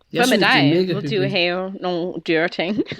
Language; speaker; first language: Danish; non-native, fluent; English